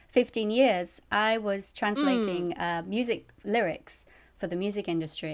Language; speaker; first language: English; native; English